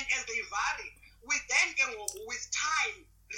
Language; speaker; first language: English; non-native, local second language; Xhosa